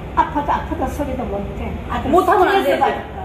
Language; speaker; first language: Korean; native; Korean